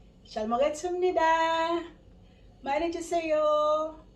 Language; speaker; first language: Korean; non-native, learner; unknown